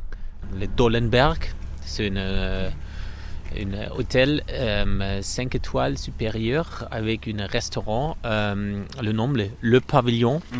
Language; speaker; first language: French; non-native, fluent; German